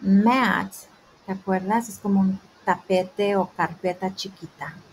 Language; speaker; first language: Spanish; early bilingual, heritage; Spanish